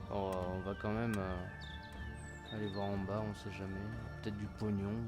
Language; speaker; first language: French; native; French